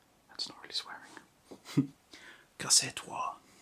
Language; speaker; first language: English; native; English